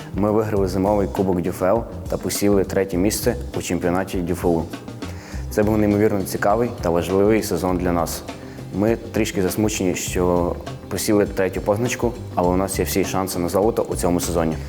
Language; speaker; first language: Ukrainian; native; Ukrainian